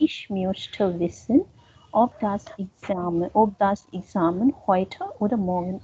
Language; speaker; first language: German; non-native, fluent; Hindi